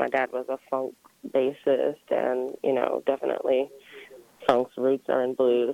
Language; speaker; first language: English; native; English